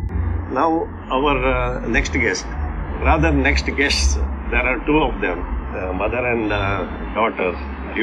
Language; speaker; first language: English; non-native, local second language; Konkani